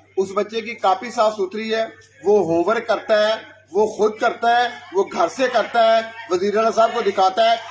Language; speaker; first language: Urdu; non-native, local second language; Punjabi